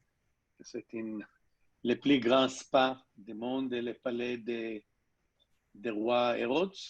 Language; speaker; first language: French; non-native, learner; Hebrew